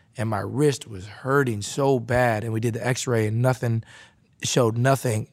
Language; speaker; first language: English; native; English